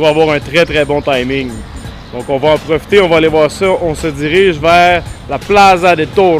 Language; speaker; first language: French; native; French